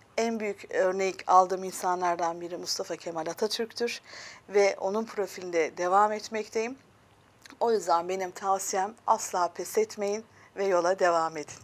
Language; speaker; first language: Turkish; early bilingual, heritage; Turkish